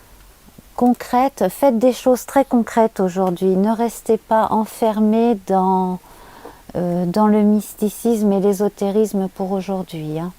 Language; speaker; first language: French; native; French